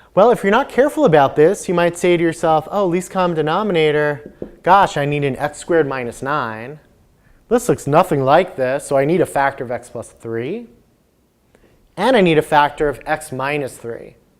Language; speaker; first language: English; native; English